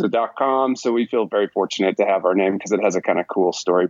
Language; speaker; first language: English; native; English